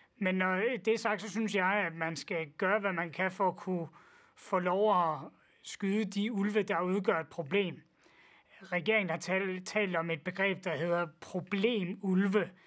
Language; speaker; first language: Danish; native; Danish